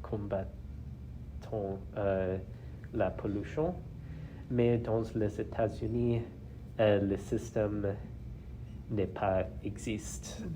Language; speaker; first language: French; non-native, learner; English